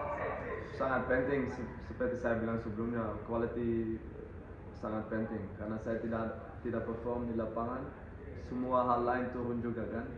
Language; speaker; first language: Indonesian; non-native, fluent; Dutch